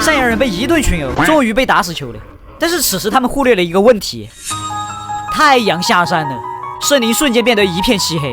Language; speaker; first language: Chinese; native; Chinese